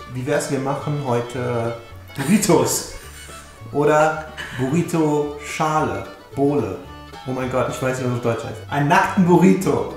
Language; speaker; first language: German; native; German